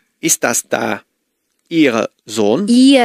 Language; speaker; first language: German; non-native, learner; Spanish